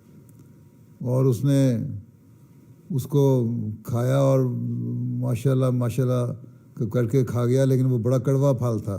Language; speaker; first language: Urdu; native; Urdu